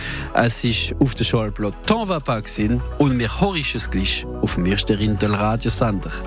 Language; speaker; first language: German; native; German